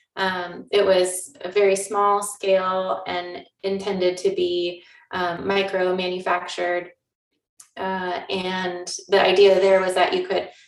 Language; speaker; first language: English; native; English